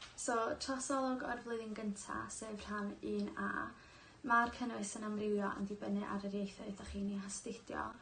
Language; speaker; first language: Welsh; native; Welsh